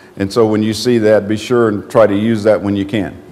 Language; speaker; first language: English; native; English